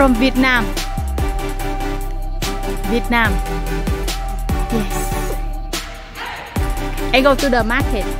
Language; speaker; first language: English; non-native, learner; Vietnamese